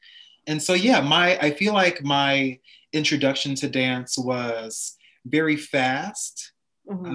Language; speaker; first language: English; native; English